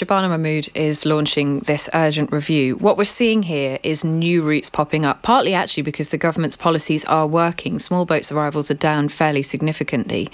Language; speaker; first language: English; native; English